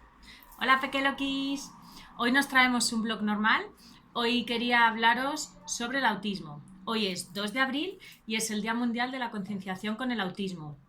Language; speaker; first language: Spanish; native; Spanish